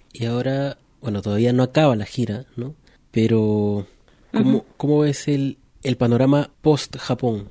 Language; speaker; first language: Spanish; native; Spanish